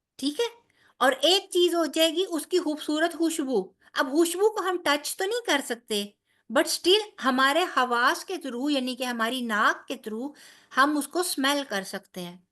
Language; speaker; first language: Urdu; non-native, local second language; Punjabi